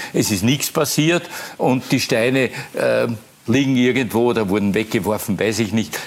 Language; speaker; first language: German; native; German